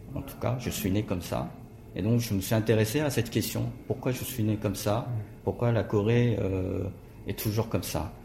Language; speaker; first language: French; non-native, fluent; Korean